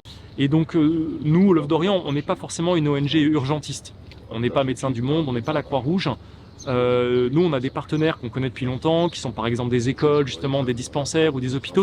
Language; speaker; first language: French; native; French